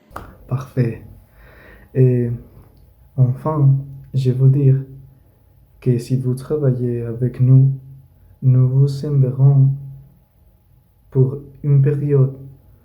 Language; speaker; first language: French; non-native, learner; Spanish